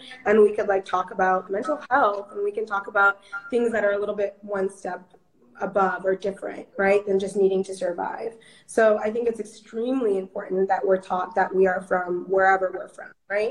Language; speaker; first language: English; early bilingual, other home language; Amharic